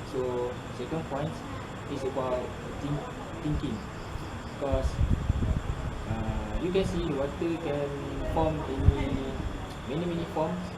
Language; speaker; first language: English; non-native, learner; Malay